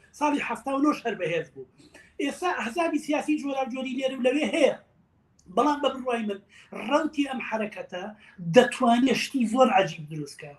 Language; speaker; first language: Central Kurdish; native; Central Kurdish